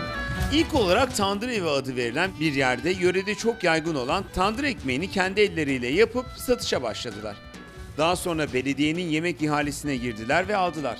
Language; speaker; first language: Turkish; native; Turkish